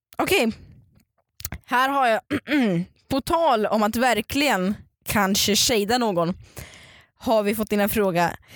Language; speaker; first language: Swedish; native; Swedish